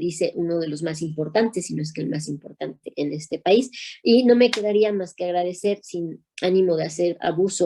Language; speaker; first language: Spanish; native; Spanish